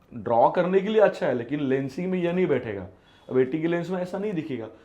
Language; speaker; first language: Hindi; non-native, local second language; Marathi